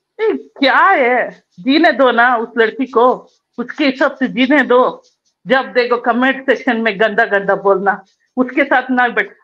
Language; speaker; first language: Hindi; non-native, local second language; Kannada